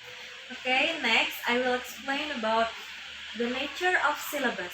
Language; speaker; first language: English; non-native, learner; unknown